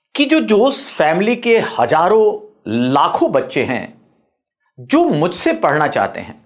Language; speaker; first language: Hindi; native; Hindi